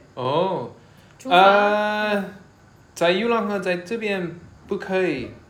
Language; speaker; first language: Chinese; non-native, learner; English